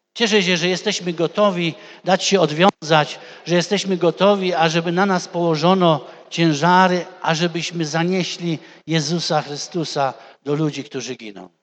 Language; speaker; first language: Polish; native; Polish